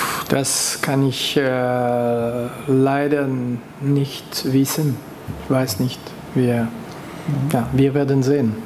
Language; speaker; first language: German; non-native, local second language; French